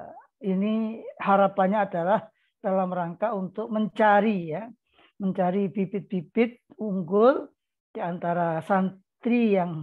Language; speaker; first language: Indonesian; native; Indonesian